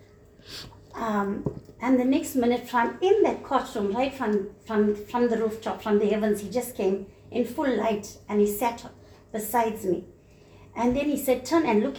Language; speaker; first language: English; native; English